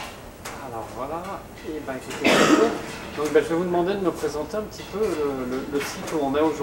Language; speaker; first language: French; native; French